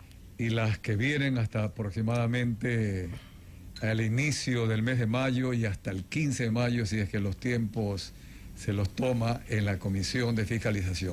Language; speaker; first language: Spanish; native; Spanish